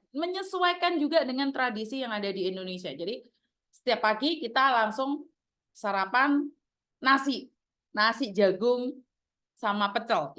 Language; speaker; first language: Indonesian; non-native, local second language; Javanese